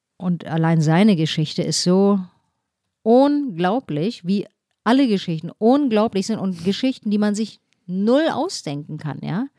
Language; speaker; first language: German; early bilingual, other home language; Turkish